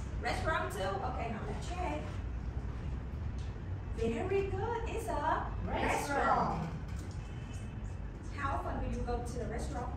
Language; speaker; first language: English; non-native, learner; Vietnamese